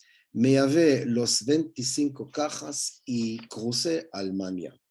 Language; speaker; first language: Spanish; non-native, learner; Hebrew